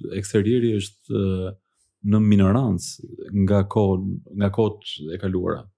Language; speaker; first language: Albanian; early bilingual, heritage; Albanian